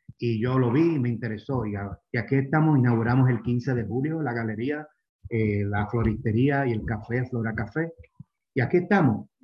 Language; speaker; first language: Spanish; native; Spanish